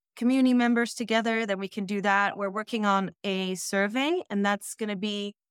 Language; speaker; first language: English; early bilingual, other home language; Dutch